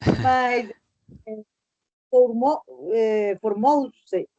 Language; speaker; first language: Portuguese; non-native, learner; Spanish